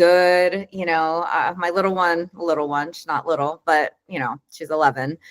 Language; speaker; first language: English; native; English